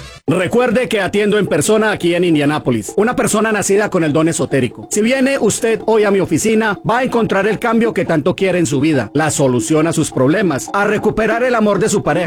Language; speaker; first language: Spanish; native; Spanish